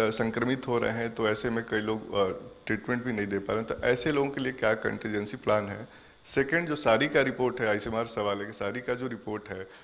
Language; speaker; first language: Hindi; native; Hindi